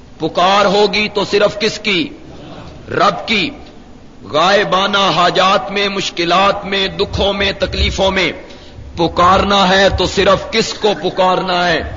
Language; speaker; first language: Urdu; non-native, local second language; Punjabi